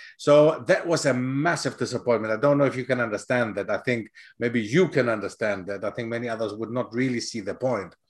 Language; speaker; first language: English; non-native, fluent; Greek